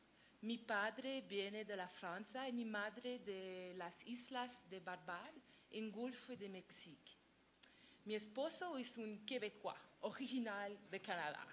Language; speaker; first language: Spanish; non-native, learner; French